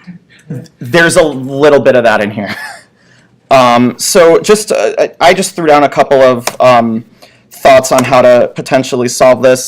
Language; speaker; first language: English; native; English